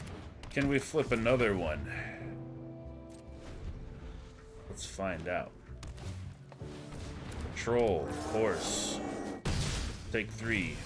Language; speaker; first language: English; native; English